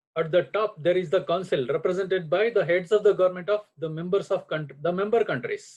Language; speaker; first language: English; non-native, local second language; Kannada